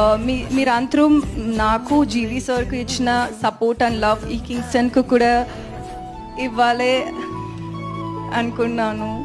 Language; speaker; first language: Telugu; non-native, learner; Tamil